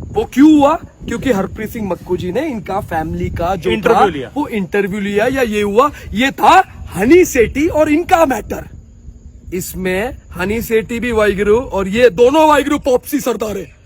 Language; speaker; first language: Hindi; native; Hindi